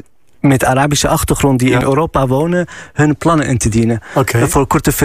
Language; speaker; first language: Dutch; non-native, fluent; Arabic